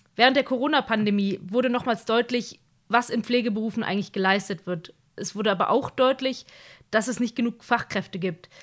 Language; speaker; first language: German; native; German